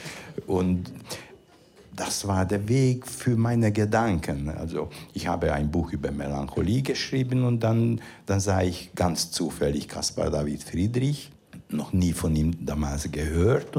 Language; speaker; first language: German; non-native, fluent; Hungarian